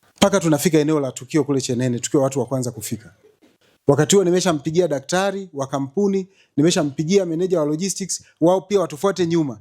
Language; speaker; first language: Swahili; native; Swahili